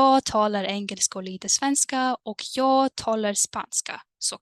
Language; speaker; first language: Swedish; non-native, fluent; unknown